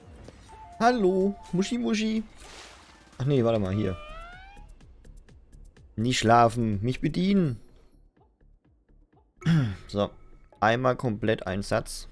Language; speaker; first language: German; native; German